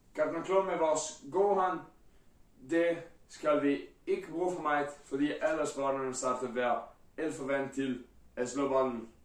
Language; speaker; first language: Danish; non-native, fluent; Spanish